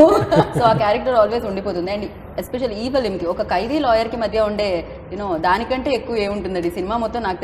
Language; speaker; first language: Telugu; native; Telugu